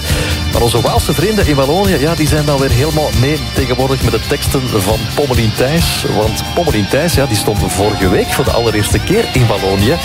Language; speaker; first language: Dutch; native; Dutch